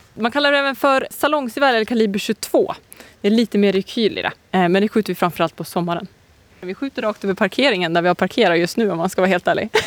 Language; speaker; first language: Swedish; native; Swedish